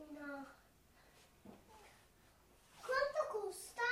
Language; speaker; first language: Italian; early bilingual, heritage; Italian